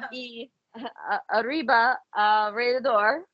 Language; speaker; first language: Spanish; non-native, learner; English